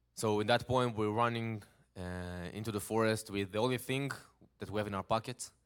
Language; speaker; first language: English; non-native, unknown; Hebrew